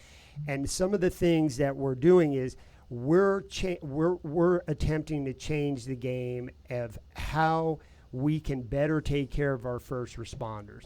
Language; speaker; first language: English; native; English